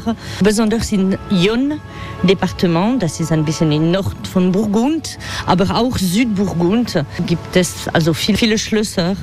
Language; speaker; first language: German; non-native, learner; French